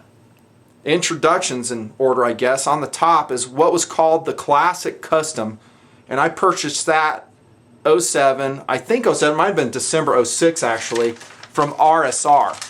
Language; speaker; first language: English; native; English